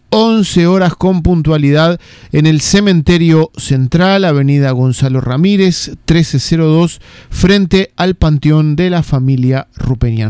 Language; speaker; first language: Spanish; native; Spanish